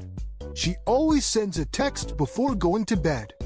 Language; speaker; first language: English; non-native, learner; Japanese